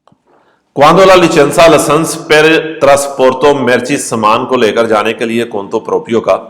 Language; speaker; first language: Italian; non-native, fluent; Urdu